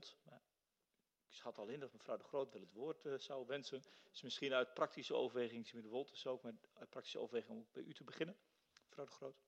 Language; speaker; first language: Dutch; native; Dutch